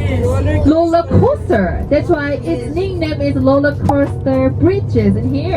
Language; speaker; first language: English; non-native, learner; Korean